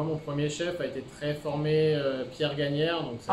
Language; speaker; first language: French; native; French